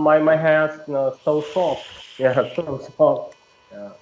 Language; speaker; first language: English; non-native, learner; Vietnamese